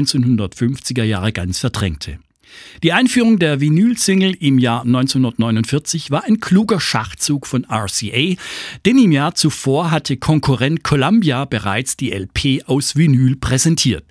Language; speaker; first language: German; native; German